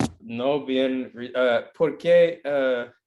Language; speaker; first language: Spanish; non-native, learner; English